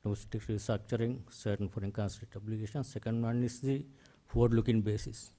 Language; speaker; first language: English; non-native, local second language; Sinhala